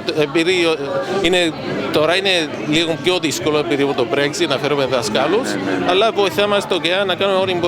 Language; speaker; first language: Greek; early bilingual, heritage; Greek